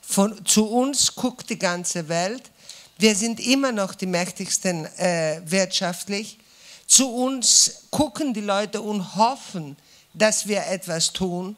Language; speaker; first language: German; non-native, fluent; Greek